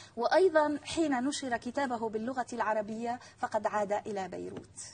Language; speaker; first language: Arabic; native; Arabic